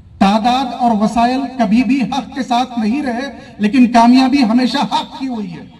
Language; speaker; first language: Urdu; native; Urdu